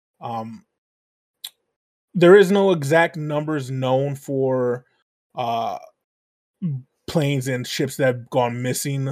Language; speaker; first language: English; native; English